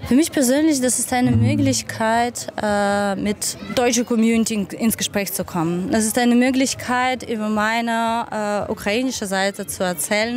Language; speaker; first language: German; non-native, fluent; Ukrainian